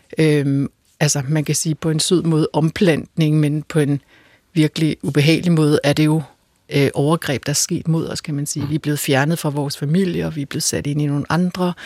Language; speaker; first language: Danish; native; Danish